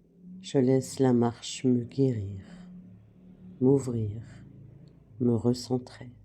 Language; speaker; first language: French; native; French